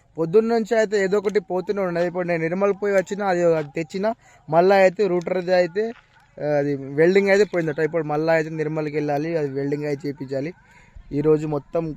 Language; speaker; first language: Telugu; native; Telugu